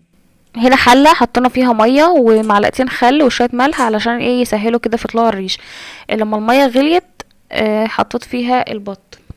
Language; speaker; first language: Arabic; native; Arabic